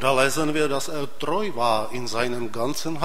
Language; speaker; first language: German; non-native, fluent; Polish